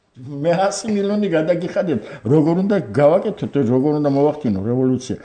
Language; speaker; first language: Georgian; non-native, local second language; Armenian